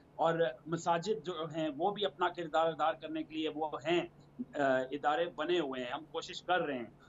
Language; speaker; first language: Urdu; early bilingual, heritage; Urdu